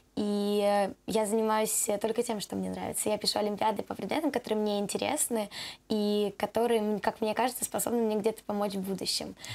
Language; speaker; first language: Russian; native; Russian